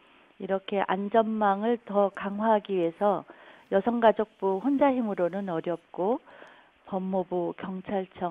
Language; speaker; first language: Korean; native; Korean